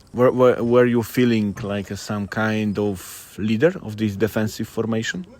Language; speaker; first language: English; non-native, fluent; Polish